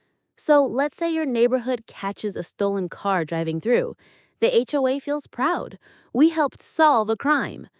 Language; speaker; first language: English; native; English